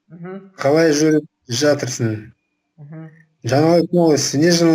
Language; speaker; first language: Kazakh; non-native, local second language; Russian